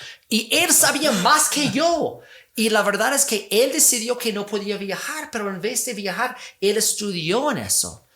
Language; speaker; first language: Spanish; non-native, fluent; English